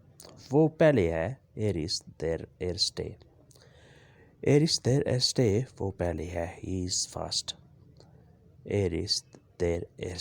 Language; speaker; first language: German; non-native, learner; Urdu